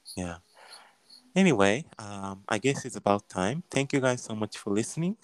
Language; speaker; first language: English; non-native, learner; Japanese